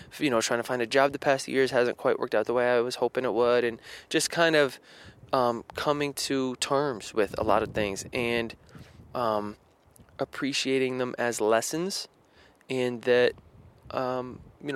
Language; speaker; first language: English; native; English